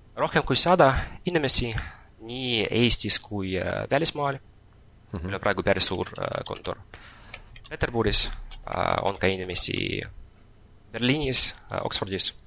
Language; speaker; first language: Estonian; non-native, local second language; Russian